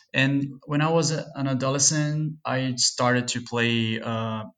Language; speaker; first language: English; non-native, fluent; Portuguese